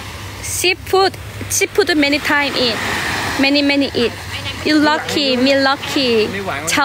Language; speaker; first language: English; non-native, learner; Thai